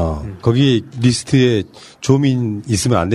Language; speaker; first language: Korean; native; Korean